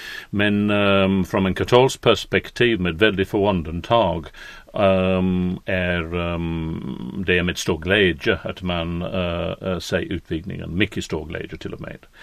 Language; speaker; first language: Swedish; non-native, fluent; English